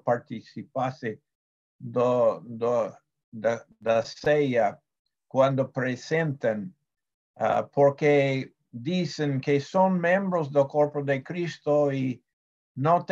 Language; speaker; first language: Portuguese; non-native, fluent; Spanish